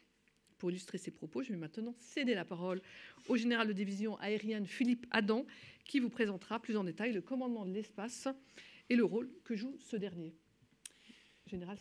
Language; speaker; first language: French; native; French